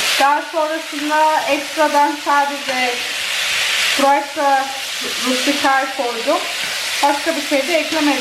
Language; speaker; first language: Turkish; early bilingual, heritage; Turkish